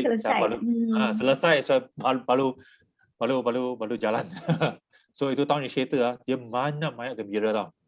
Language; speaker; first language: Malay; non-native, local second language; Chinese